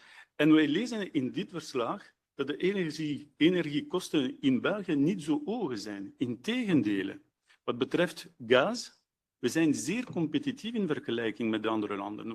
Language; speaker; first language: Dutch; non-native, local second language; French